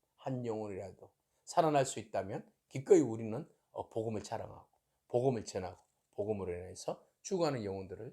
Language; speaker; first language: Korean; native; Korean